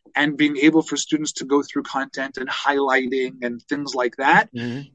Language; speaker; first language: English; native; English